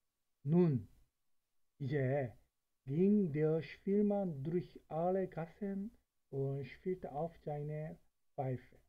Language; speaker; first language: German; non-native, fluent; Korean